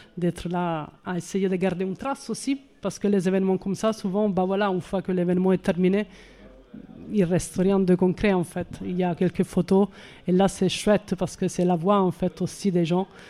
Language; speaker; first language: French; non-native, fluent; Italian